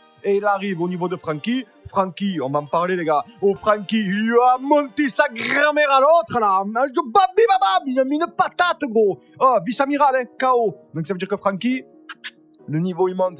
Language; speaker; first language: French; native; French